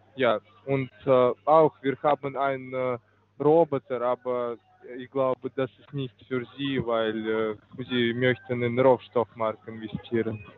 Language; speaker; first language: German; non-native, learner; Russian